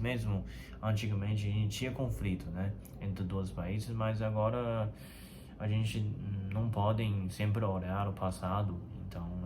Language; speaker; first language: Portuguese; non-native, fluent; Chinese